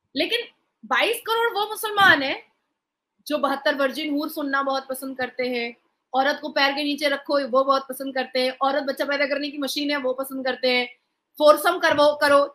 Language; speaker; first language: Hindi; native; Hindi